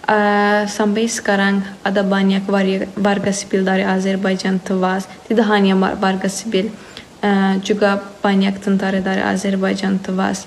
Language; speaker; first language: Indonesian; non-native, fluent; Azerbaijani